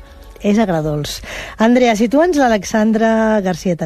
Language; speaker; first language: Catalan; native; Catalan